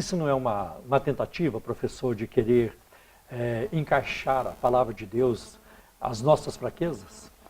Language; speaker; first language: Portuguese; native; Portuguese